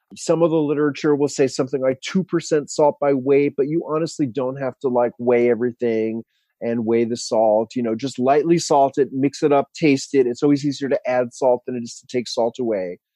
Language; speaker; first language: English; native; English